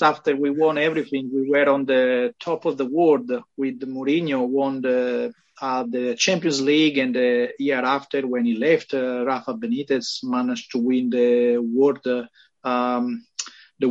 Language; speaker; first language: English; non-native, fluent; Italian